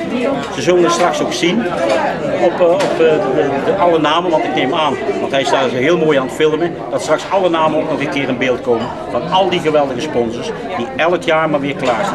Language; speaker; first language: Dutch; native; Dutch